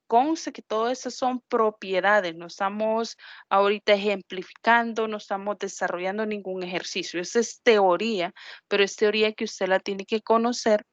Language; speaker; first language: Spanish; native; Spanish